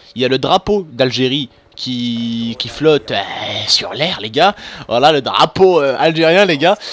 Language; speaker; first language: French; non-native, local second language; Arabic